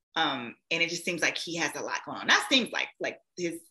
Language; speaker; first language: English; native; English